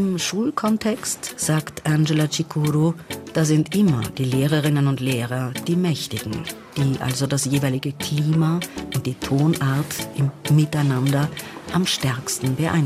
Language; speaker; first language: German; native; German